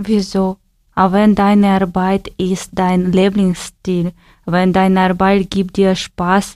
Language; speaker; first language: German; non-native, learner; Ukrainian